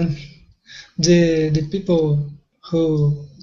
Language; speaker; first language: English; non-native, learner; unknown